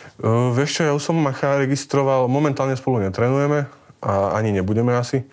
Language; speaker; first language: Slovak; native; Slovak